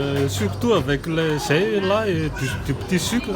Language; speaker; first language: French; non-native, local second language; Malagasy